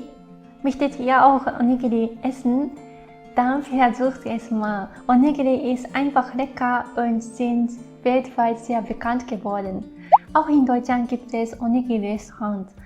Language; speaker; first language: German; non-native, fluent; Japanese